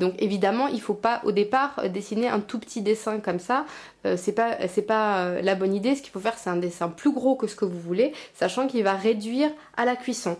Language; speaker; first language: French; native; French